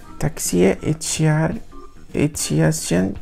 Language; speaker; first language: Turkish; non-native, learner; Portuguese